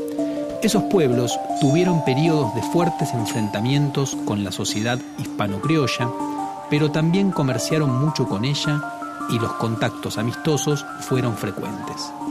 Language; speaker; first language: Spanish; native; Spanish